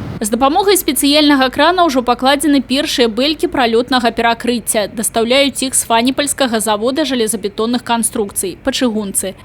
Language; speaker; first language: Belarusian; native; Belarusian